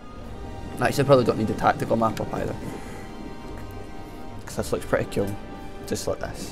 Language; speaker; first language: English; native; English